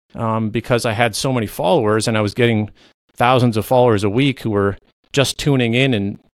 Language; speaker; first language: English; non-native, fluent; Low German